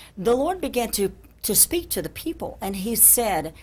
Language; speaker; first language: English; native; English